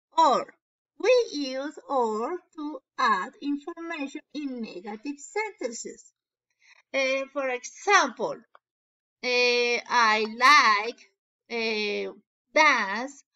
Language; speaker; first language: English; non-native, learner; Spanish